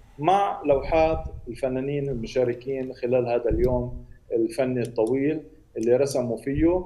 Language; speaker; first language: Arabic; native; Arabic